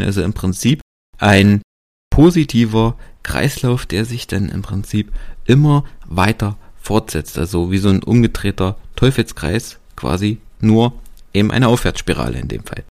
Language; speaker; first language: German; native; German